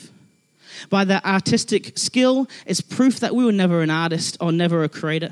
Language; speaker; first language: English; native; English